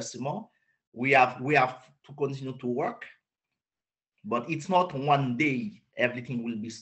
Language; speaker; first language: English; non-native, learner; Haitian Creole